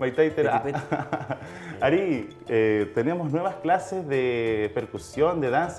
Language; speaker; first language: Spanish; native; Spanish